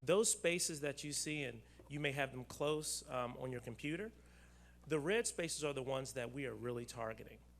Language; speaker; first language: English; native; English